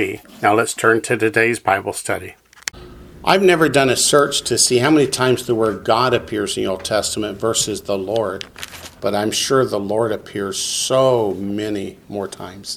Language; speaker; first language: English; native; English